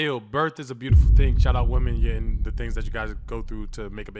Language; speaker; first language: English; native; English